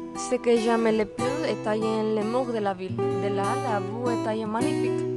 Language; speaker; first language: French; non-native, learner; Spanish